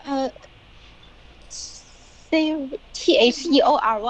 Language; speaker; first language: English; non-native, learner; Chinese